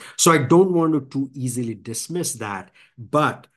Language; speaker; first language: English; non-native, local second language; Bangla